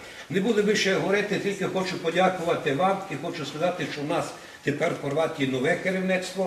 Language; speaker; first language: Ukrainian; early bilingual, heritage; Ukrainian